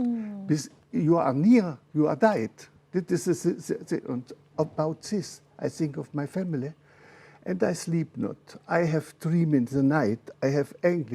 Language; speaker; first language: English; non-native, learner; German